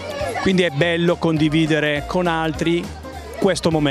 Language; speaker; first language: Italian; native; Italian